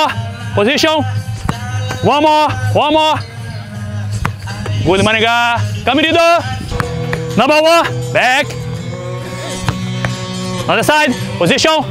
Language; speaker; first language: English; non-native, learner; Portuguese